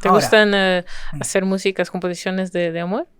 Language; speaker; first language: Spanish; non-native, fluent; French